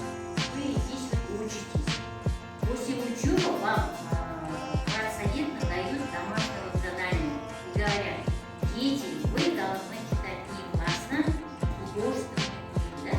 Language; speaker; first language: Russian; non-native, local second language; Kazakh